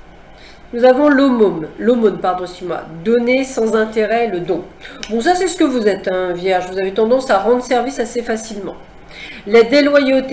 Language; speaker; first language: French; native; French